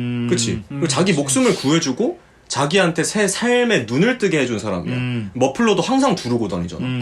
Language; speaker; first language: Korean; native; Korean